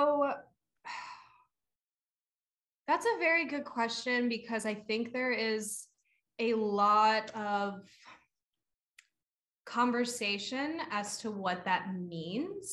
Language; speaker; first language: English; native; English